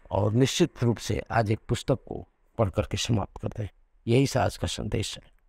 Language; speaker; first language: Hindi; non-native, local second language; Kannada